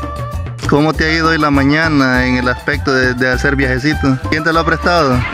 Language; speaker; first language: Spanish; native; Spanish